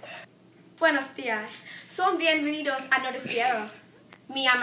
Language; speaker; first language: Spanish; non-native, learner; English